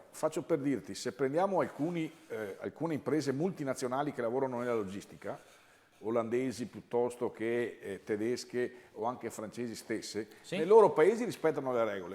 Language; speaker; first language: Italian; native; Italian